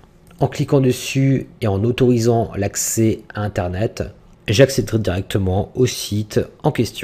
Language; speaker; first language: French; native; French